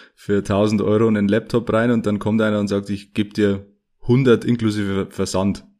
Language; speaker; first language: German; native; German